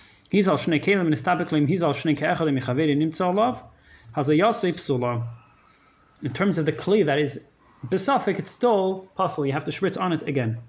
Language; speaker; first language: English; native; English